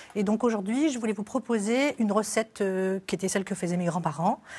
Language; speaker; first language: French; native; French